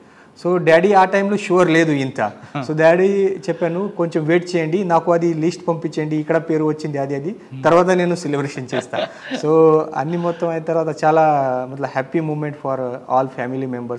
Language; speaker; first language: Telugu; non-native, learner; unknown